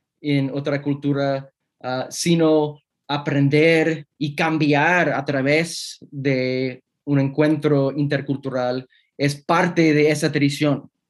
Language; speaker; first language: Spanish; non-native, fluent; English